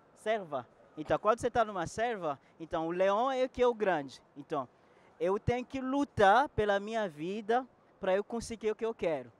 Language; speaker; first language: Portuguese; non-native, fluent; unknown